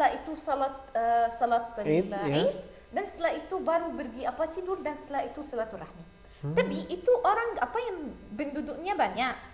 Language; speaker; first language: Indonesian; non-native, learner; Arabic